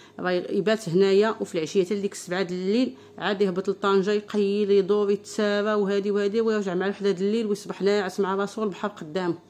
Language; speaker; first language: Arabic; native; Arabic